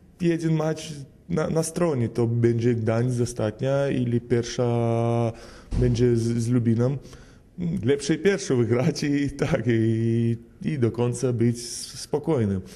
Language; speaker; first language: Polish; non-native, learner; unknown